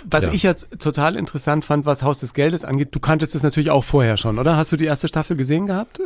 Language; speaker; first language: German; native; German